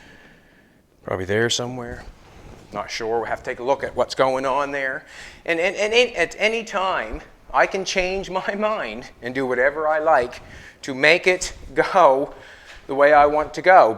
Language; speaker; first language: English; native; English